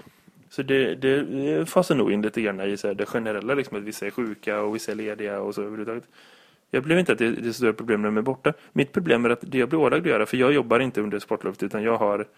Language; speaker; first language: Swedish; native; Swedish